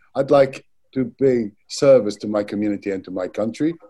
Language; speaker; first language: English; non-native, fluent; Arabic